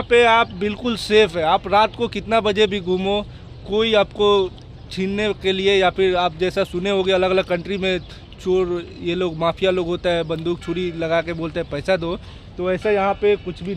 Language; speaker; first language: Hindi; native; Hindi